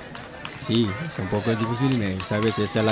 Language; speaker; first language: Spanish; non-native, learner; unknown